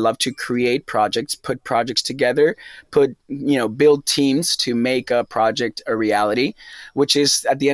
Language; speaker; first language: English; non-native, fluent; Spanish